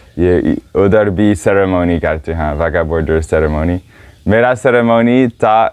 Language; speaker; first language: Hindi; non-native, learner; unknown